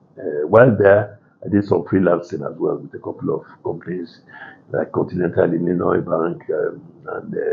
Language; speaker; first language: English; non-native, local second language; Yoruba